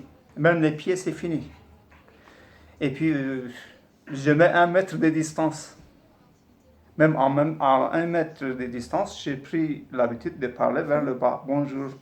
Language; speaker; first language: French; non-native, fluent; Turkish